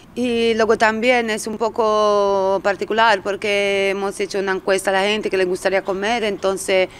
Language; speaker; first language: Spanish; early bilingual, other home language; Romanian